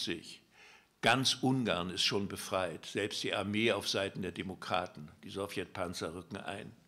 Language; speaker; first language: German; native; German